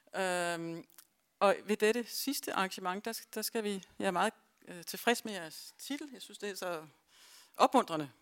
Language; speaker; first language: Danish; native; Danish